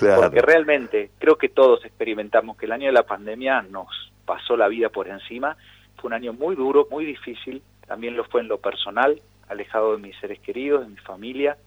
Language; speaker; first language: Spanish; native; Spanish